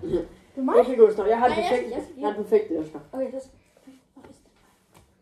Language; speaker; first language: Danish; native; Danish